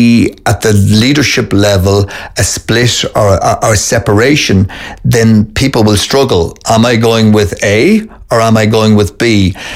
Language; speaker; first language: English; native; English